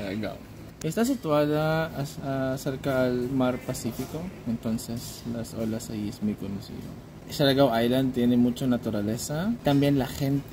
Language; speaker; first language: Spanish; non-native, fluent; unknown